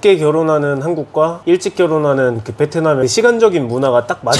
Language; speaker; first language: Korean; native; Korean